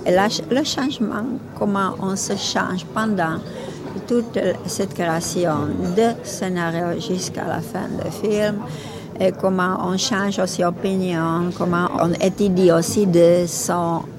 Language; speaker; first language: French; non-native, learner; Czech